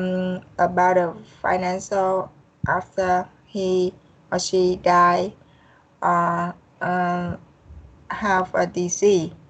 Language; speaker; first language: English; non-native, learner; Vietnamese